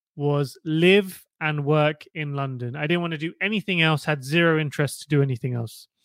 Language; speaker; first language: English; native; English